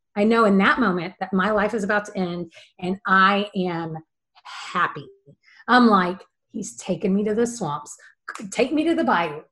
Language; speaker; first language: English; native; English